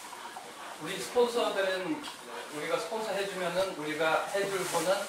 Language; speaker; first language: Korean; non-native, fluent; Kyrgyz